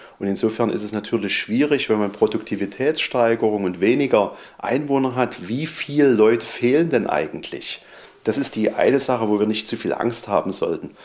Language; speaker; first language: German; native; German